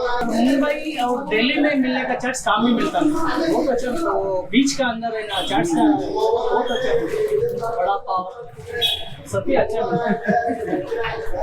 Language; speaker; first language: Hindi; non-native, local second language; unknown